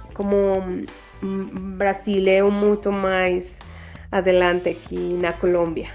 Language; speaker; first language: Portuguese; non-native, learner; Spanish